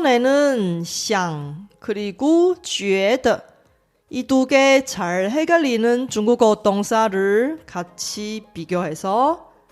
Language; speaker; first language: Korean; non-native, fluent; Chinese